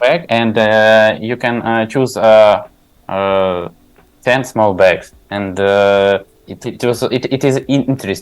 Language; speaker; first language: English; non-native, learner; Tajik